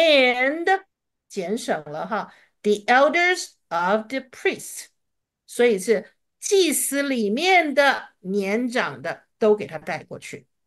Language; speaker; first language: Chinese; native; Chinese